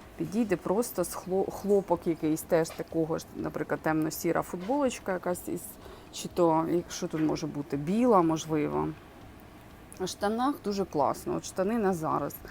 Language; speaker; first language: Ukrainian; non-native, local second language; Russian